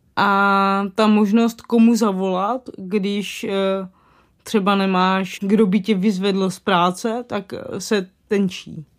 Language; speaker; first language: Czech; native; Czech